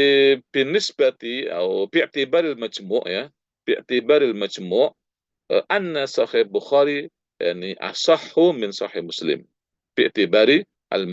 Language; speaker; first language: Arabic; non-native, fluent; Indonesian